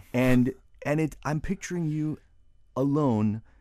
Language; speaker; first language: English; early bilingual, other home language; Spanish